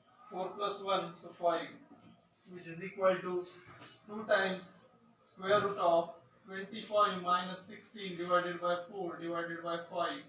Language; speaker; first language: English; non-native, local second language; Marathi